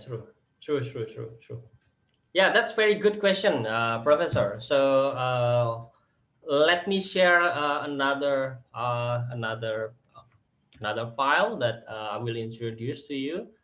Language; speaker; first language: English; non-native, fluent; Indonesian